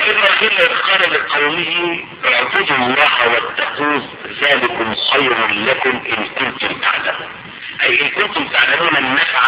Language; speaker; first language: Arabic; native; Arabic